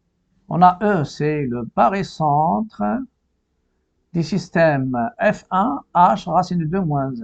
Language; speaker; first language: French; non-native, local second language; Arabic